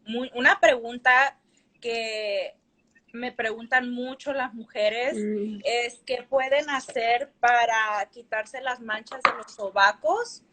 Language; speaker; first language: Spanish; early bilingual, heritage; Spanish